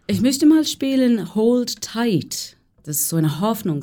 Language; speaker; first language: German; non-native, learner; English